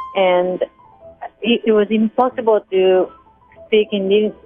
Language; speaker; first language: English; non-native, fluent; Japanese